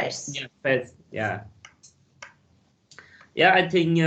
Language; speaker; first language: English; non-native, learner; Vietnamese